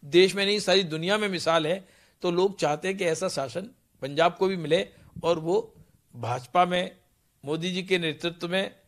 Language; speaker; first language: Hindi; non-native, local second language; Punjabi